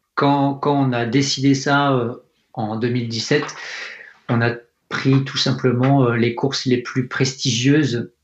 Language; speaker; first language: French; native; French